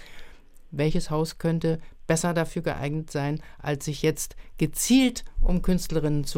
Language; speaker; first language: German; native; German